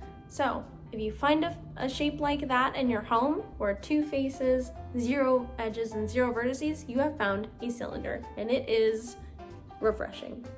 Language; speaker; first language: English; native; English